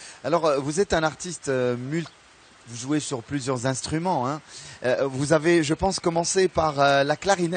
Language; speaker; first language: French; non-native, local second language; Arabic